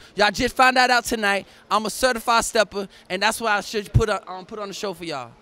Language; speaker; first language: English; native; English